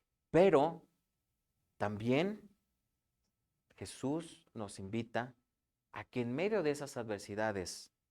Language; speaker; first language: Spanish; native; Spanish